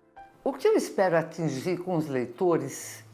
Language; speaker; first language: Portuguese; native; Portuguese